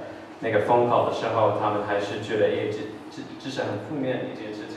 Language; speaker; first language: Chinese; early bilingual, heritage; English